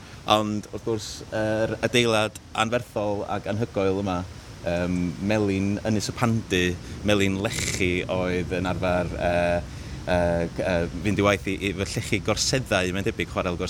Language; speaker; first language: Welsh; native; Welsh